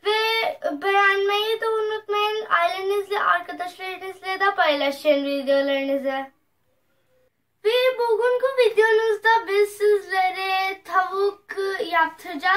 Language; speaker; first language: Turkish; non-native, learner; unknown